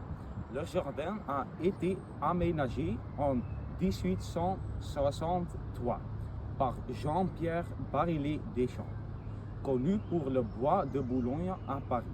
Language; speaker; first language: French; non-native, learner; Dutch